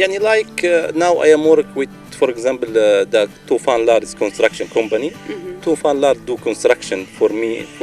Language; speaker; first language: English; non-native, learner; Arabic